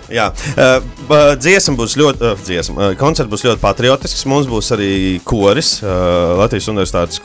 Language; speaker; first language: Latvian; native; Latvian